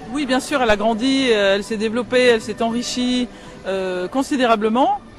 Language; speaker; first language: French; native; French